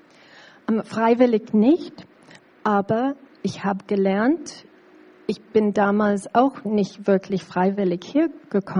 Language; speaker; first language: German; non-native, learner; English